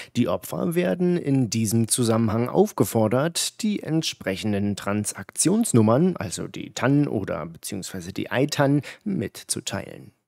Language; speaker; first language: German; native; German